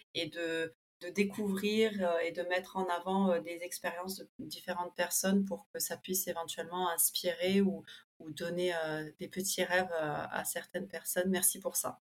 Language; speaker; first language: French; early bilingual, other home language; Spanish